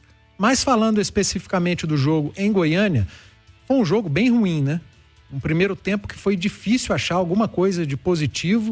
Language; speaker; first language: Portuguese; native; Portuguese